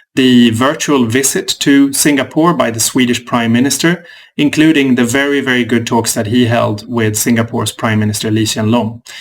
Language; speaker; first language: English; non-native, fluent; Swedish